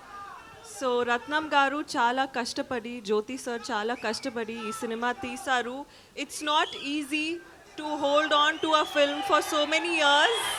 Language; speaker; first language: Telugu; non-native, learner; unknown